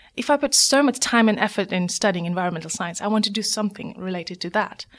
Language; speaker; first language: English; non-native, local second language; Nepali